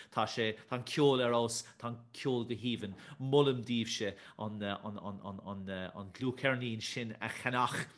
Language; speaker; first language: Irish; native; Irish